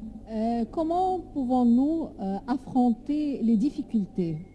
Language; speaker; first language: French; non-native, fluent; Arabic